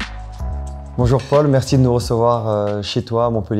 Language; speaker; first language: French; native; French